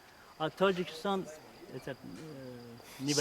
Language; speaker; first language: Russian; non-native, local second language; Tajik